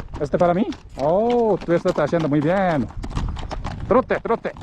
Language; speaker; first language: Spanish; non-native, learner; Korean